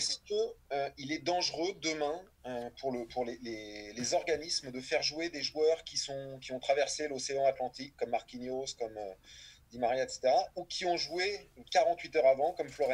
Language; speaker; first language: French; native; French